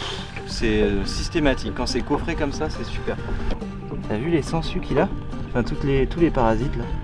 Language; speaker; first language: French; native; French